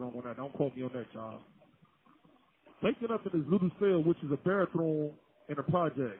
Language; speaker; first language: English; native; English